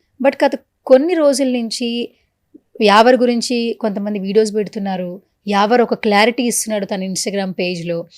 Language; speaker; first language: Telugu; native; Telugu